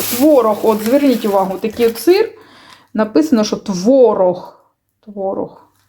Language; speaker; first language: Ukrainian; non-native, local second language; Russian